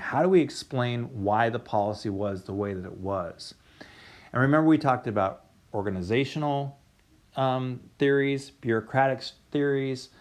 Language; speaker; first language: English; native; English